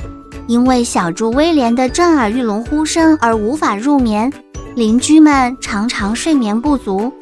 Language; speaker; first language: Chinese; native; Chinese